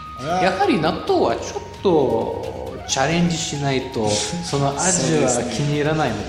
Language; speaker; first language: Japanese; non-native, fluent; Bulgarian